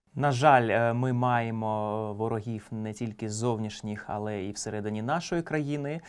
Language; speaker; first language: Ukrainian; native; Ukrainian